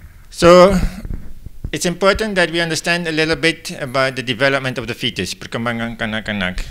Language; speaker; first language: English; non-native, fluent; Dutch